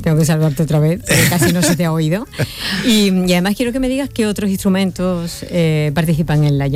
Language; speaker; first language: Spanish; native; Spanish